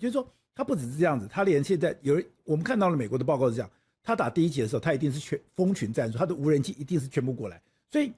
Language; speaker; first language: Chinese; native; Chinese